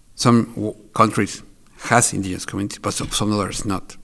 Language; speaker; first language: English; non-native, fluent; Spanish